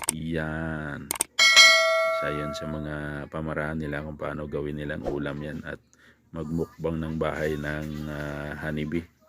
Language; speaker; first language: Filipino; non-native, local second language; Cebuano